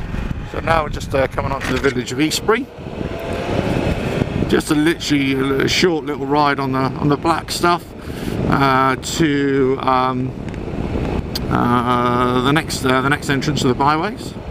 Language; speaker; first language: English; native; English